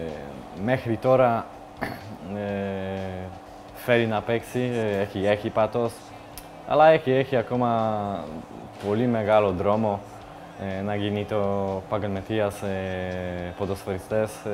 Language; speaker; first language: Greek; non-native, learner; Polish